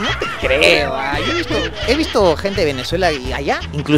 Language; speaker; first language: Spanish; native; Spanish